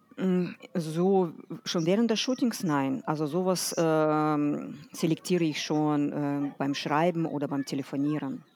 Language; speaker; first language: German; non-native, fluent; Russian